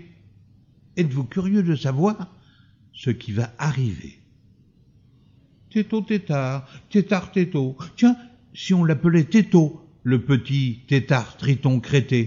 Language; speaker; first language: French; native; French